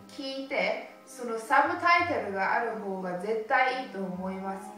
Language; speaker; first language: Japanese; early bilingual, other home language; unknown